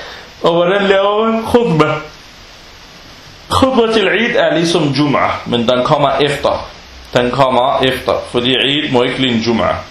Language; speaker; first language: Danish; non-native, fluent; Arabic